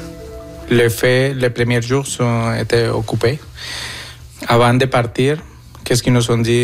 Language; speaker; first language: French; non-native, fluent; Spanish